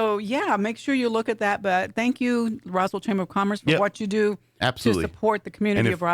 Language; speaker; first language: English; native; English